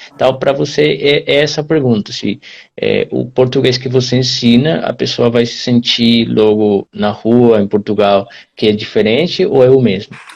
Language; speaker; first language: Portuguese; non-native, fluent; Spanish